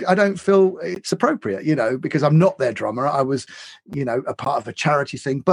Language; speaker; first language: English; native; English